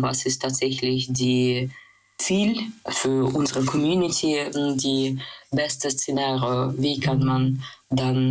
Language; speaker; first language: German; non-native, learner; Russian